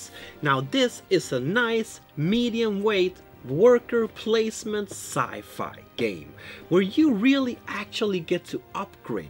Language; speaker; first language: English; non-native, fluent; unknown